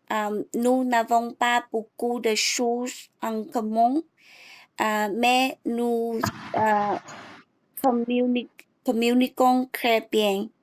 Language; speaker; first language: French; non-native, learner; English